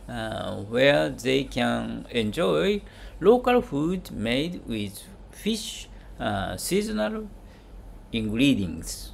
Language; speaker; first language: English; non-native, learner; Japanese